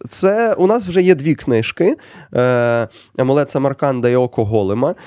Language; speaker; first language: Ukrainian; native; Ukrainian